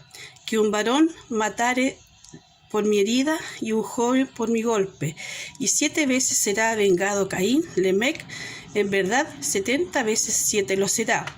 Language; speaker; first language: Spanish; native; Spanish